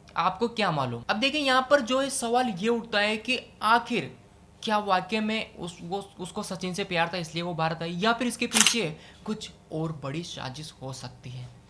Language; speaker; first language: Hindi; native; Hindi